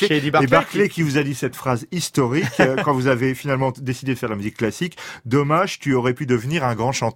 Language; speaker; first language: French; native; French